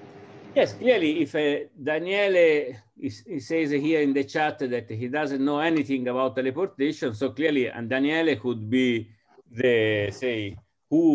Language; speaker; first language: English; non-native, fluent; Italian